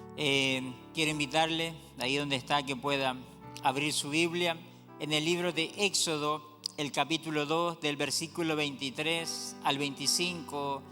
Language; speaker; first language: Spanish; native; Spanish